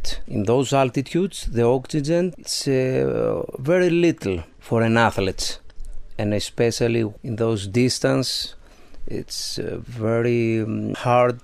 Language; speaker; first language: English; non-native, learner; Greek